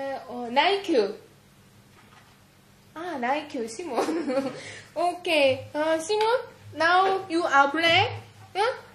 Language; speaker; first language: English; non-native, learner; Korean